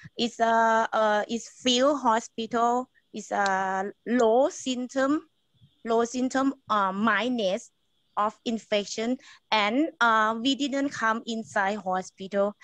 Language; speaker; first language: English; non-native, learner; Thai